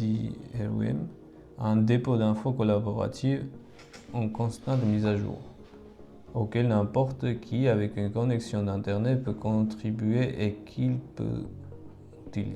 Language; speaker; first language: French; non-native, fluent; Georgian